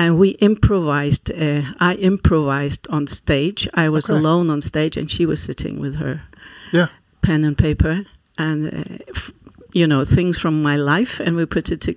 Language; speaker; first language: English; non-native, fluent; Faroese